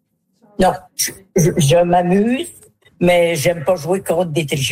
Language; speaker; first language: French; native; French